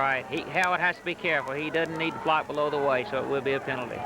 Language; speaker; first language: English; native; English